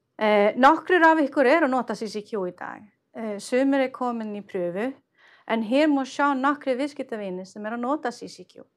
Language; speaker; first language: Icelandic; non-native, fluent; Swedish